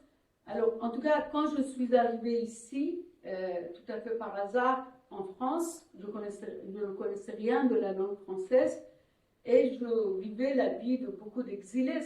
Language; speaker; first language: French; non-native, fluent; Persian